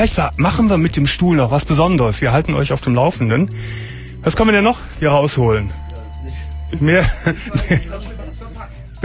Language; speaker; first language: German; native; German